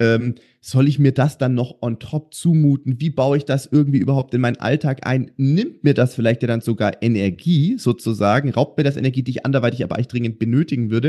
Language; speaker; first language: German; native; German